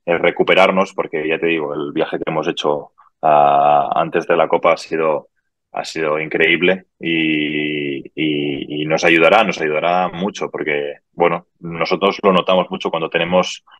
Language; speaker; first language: Spanish; native; Spanish